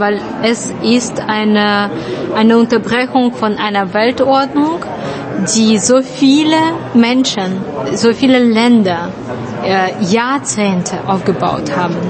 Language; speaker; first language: German; non-native, fluent; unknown